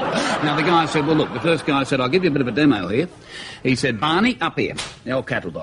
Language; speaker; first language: English; native; English